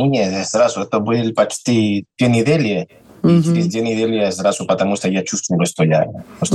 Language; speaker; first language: Russian; non-native, learner; Spanish